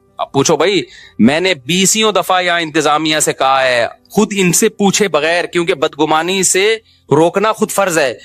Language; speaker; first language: Urdu; native; Urdu